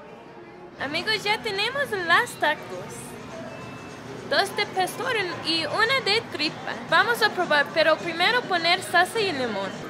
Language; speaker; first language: Spanish; non-native, learner; English